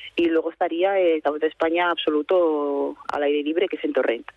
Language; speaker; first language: Spanish; native; Spanish